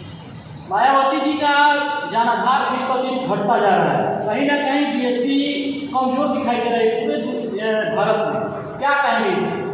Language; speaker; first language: Hindi; native; Hindi